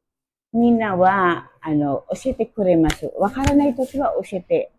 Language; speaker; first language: Japanese; non-native, learner; Filipino